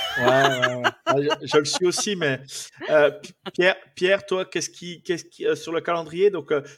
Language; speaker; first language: French; native; French